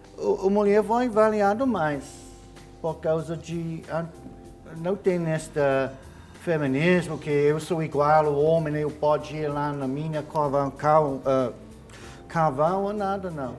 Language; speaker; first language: Portuguese; non-native, fluent; English